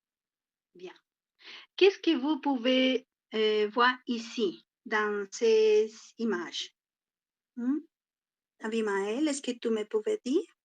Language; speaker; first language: French; non-native, learner; Spanish